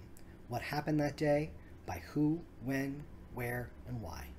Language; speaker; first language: English; native; English